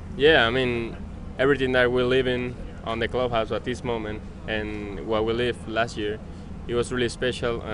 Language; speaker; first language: English; non-native, fluent; Spanish